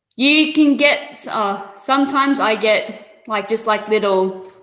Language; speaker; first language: English; native; English